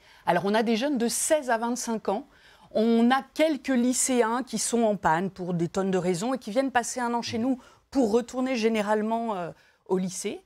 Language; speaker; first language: French; native; French